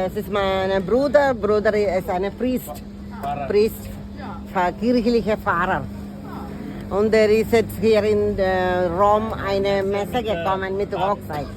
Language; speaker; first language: German; non-native, learner; Malayalam